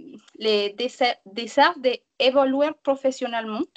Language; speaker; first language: French; non-native, learner; Spanish